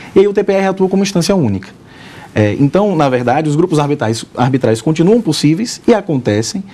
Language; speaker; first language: Portuguese; native; Portuguese